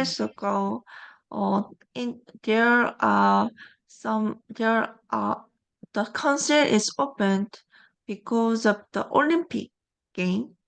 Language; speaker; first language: English; non-native, learner; Korean